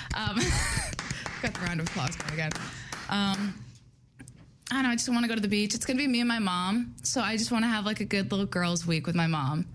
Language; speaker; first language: English; native; English